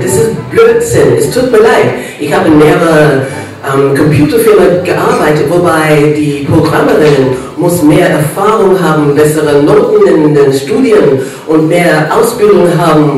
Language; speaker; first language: German; non-native, fluent; English